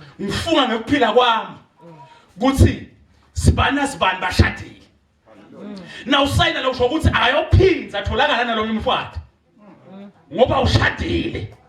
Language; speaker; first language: Zulu; non-native, local second language; Swati